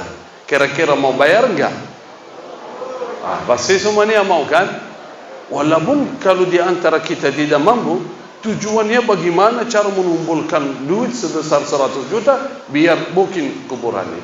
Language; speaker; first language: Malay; non-native, fluent; Arabic